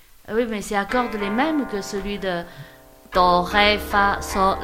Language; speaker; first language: French; non-native, learner; Chinese